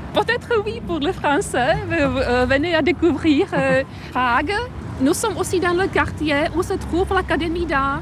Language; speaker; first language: French; non-native, fluent; Czech